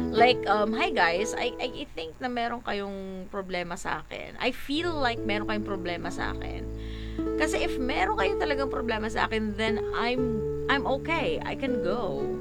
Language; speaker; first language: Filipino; non-native, local second language; Waray